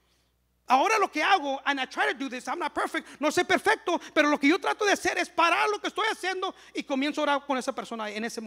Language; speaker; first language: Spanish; early bilingual, heritage; Spanish